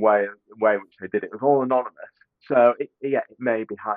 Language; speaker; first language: English; native; English